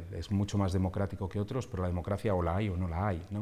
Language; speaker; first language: Spanish; native; Spanish